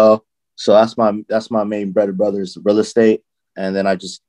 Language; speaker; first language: English; native; English